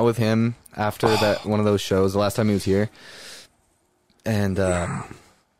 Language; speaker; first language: English; native; English